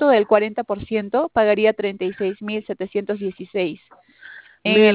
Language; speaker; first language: Spanish; native; Spanish